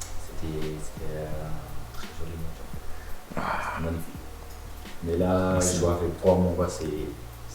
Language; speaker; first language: French; non-native, learner; English